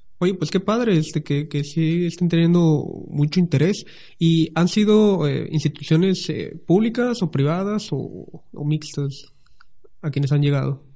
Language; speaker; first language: Spanish; native; Spanish